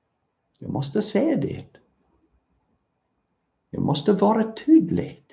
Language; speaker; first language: Swedish; non-native, fluent; English